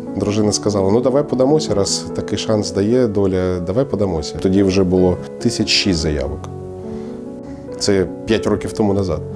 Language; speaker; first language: Ukrainian; native; Ukrainian